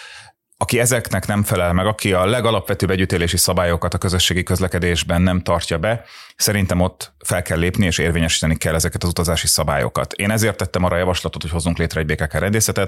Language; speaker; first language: Hungarian; native; Hungarian